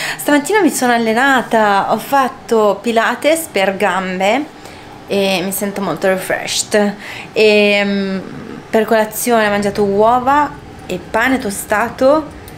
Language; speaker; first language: Italian; early bilingual, other home language; Romanian